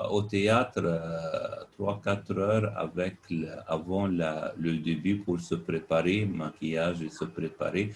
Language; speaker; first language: French; non-native, fluent; Arabic